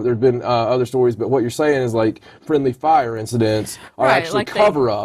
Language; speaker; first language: English; native; English